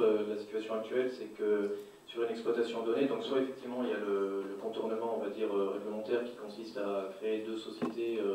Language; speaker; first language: French; native; French